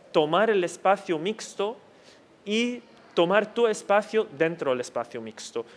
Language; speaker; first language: Spanish; non-native, fluent; Arabic